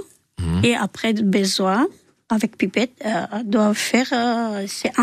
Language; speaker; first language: French; non-native, learner; Georgian